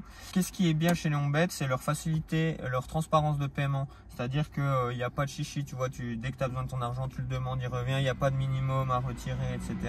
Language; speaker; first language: French; native; French